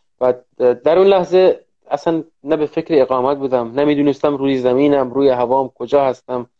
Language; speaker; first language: Persian; non-native, local second language; Kurdish